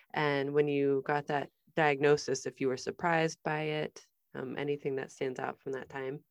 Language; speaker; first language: English; native; English